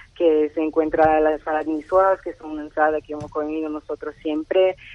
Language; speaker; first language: Spanish; non-native, fluent; French